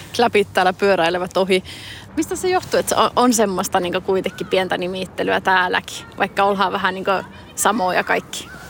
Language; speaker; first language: Finnish; native; Finnish